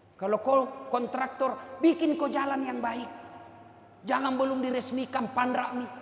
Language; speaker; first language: Indonesian; non-native, local second language; Buginese